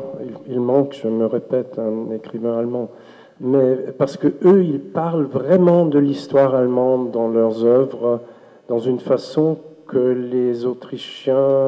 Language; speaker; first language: French; non-native, fluent; German